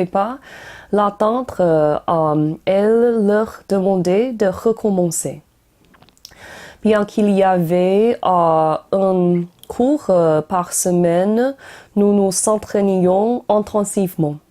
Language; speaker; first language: French; non-native, learner; Chinese